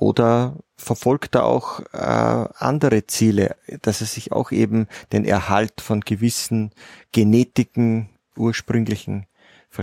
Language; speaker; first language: German; native; German